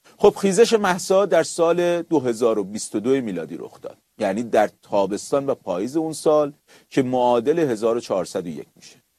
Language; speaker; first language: Persian; native; Persian